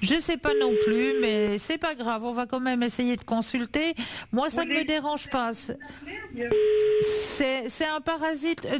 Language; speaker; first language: French; native; French